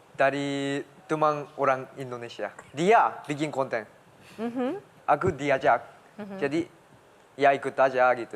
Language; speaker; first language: Indonesian; early bilingual, heritage; Japanese